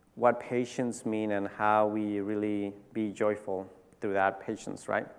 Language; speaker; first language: English; early bilingual, other home language; Spanish